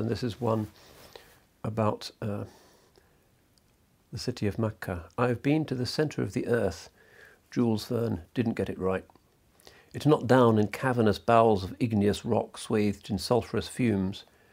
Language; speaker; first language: English; native; English